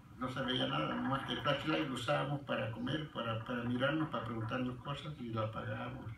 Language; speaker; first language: Spanish; native; Spanish